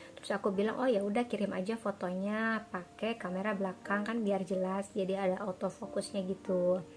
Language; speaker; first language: Indonesian; native; Indonesian